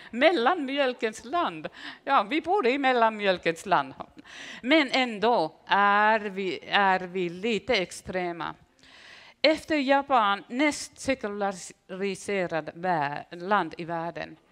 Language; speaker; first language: Swedish; non-native, fluent; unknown